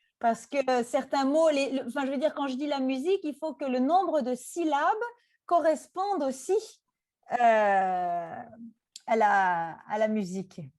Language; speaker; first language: French; non-native, local second language; Turkish